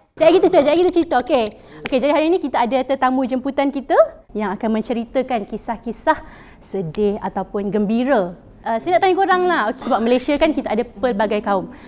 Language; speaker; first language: Malay; native; Malay